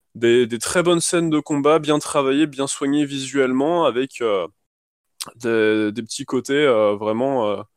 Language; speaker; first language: French; native; French